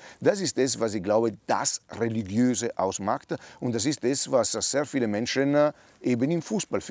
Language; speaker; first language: German; non-native, fluent; Italian